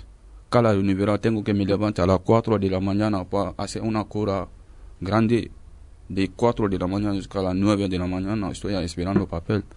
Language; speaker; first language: Spanish; non-native, learner; French